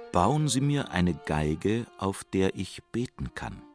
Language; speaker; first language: German; native; German